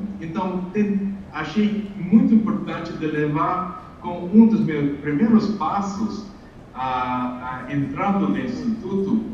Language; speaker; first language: Portuguese; non-native, fluent; English